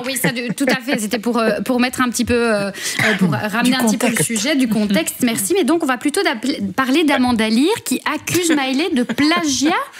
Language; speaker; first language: French; native; French